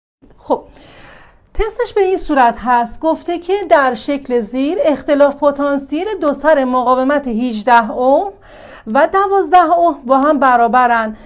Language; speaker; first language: Persian; native; Persian